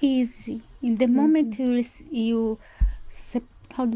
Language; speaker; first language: English; non-native, learner; Portuguese